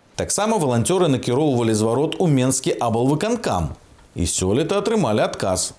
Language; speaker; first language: Belarusian; native; Belarusian